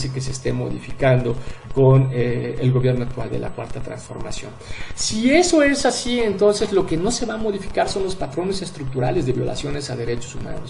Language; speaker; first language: Spanish; native; Spanish